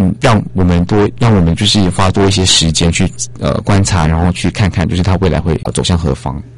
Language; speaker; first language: Chinese; native; Chinese